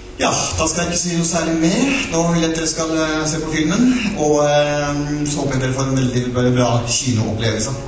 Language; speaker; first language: Norwegian; non-native, local second language; Northern Sami